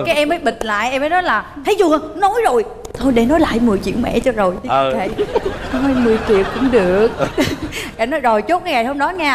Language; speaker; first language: Vietnamese; native; Vietnamese